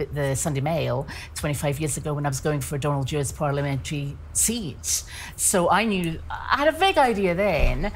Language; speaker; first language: English; native; English